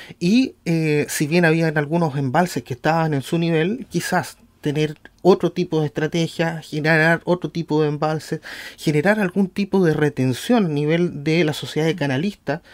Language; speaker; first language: Spanish; native; Spanish